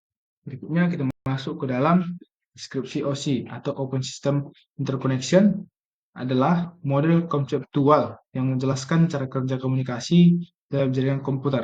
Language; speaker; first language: Indonesian; native; Indonesian